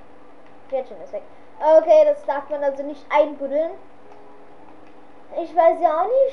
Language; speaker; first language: German; native; German